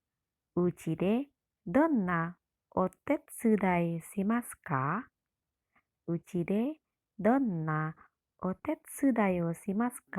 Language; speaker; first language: Japanese; non-native, fluent; Indonesian